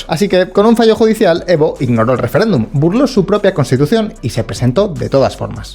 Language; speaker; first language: Spanish; native; Spanish